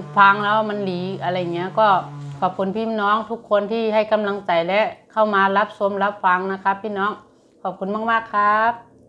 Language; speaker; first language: Thai; native; Thai